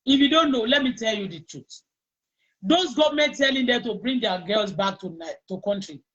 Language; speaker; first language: English; non-native, local second language; Yoruba